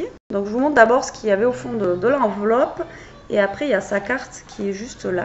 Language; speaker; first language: French; native; French